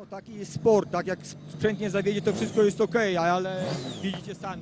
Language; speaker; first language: Polish; native; Polish